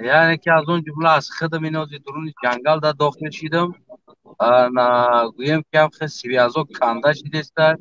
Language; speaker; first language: Tajik; native; Tajik